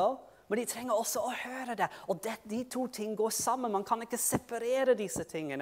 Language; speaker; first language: Norwegian; non-native, fluent; English